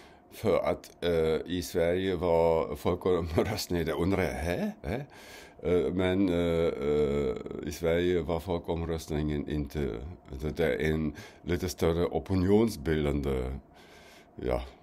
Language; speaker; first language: Swedish; non-native, fluent; German